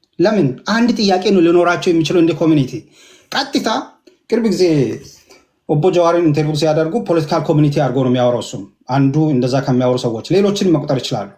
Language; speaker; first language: Amharic; non-native, local second language; Hadiyya